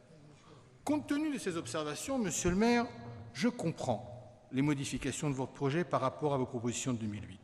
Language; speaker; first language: French; native; French